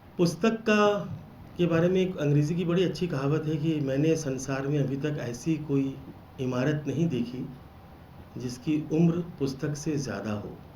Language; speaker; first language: Hindi; non-native, local second language; Bangla